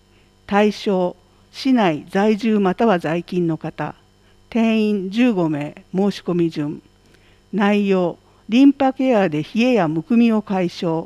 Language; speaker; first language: Japanese; native; Japanese